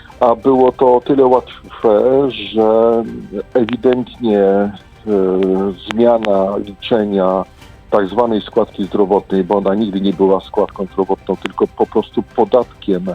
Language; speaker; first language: Polish; native; Polish